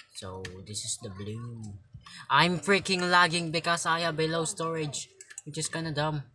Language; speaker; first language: English; non-native, local second language; Filipino